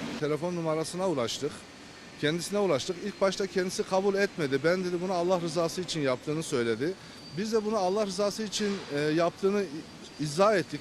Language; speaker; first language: Turkish; native; Turkish